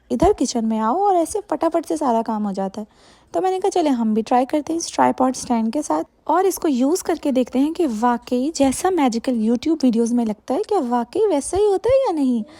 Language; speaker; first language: Urdu; native; Urdu